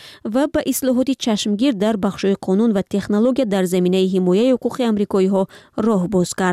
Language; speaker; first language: Persian; native; Persian